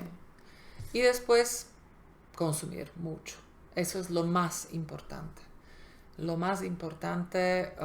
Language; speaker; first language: Spanish; non-native, fluent; Slovak